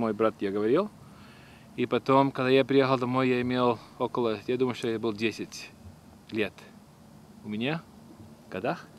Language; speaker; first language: Russian; early bilingual, heritage; Russian